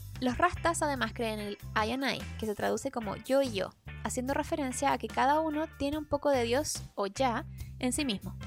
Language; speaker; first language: Spanish; native; Spanish